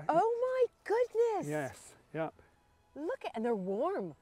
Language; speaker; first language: English; native; English